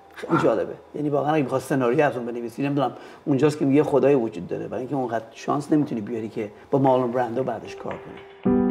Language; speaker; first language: Persian; native; Persian